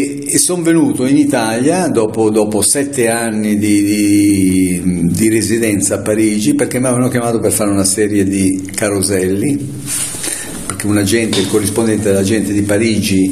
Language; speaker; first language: Italian; native; Italian